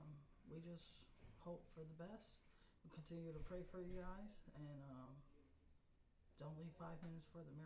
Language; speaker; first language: English; native; English